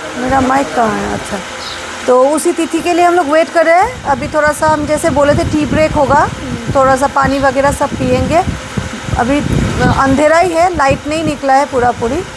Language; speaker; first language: Hindi; non-native, local second language; Bangla